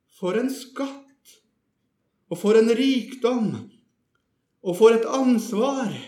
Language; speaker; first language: Norwegian; native; Norwegian